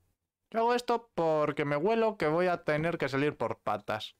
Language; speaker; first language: Spanish; native; Spanish